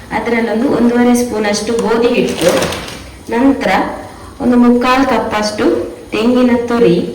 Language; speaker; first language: Kannada; native; Kannada